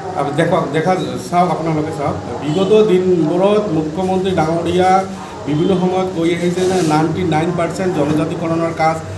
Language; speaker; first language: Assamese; non-native, local second language; Rangpuri